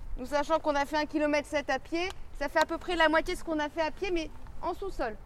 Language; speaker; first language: French; native; French